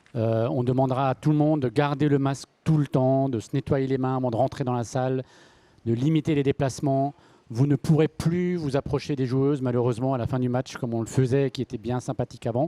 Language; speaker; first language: French; native; French